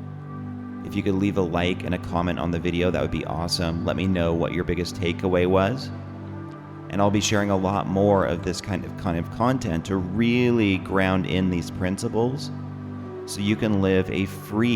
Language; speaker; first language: English; native; English